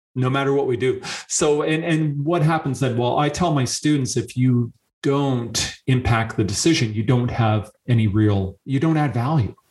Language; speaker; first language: English; native; English